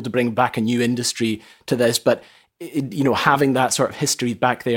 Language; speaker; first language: English; native; English